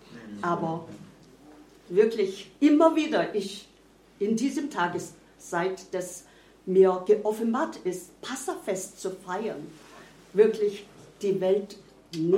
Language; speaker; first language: German; non-native, fluent; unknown